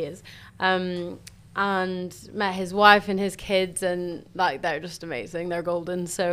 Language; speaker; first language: English; native; English